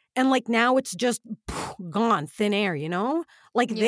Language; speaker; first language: English; early bilingual, other home language; Arabic